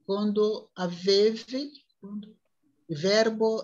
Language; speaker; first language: Italian; non-native, learner; Portuguese